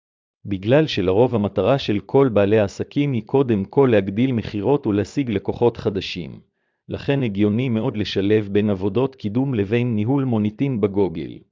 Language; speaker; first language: Hebrew; native; Hebrew